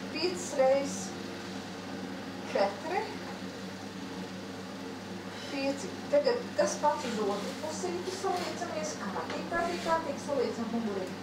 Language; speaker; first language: Latvian; native; Latvian